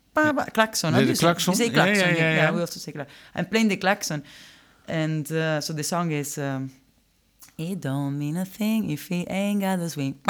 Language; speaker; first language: English; non-native, fluent; Italian